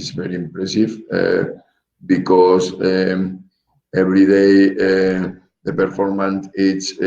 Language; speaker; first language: English; non-native, learner; Spanish